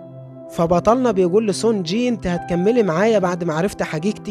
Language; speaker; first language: Arabic; native; Arabic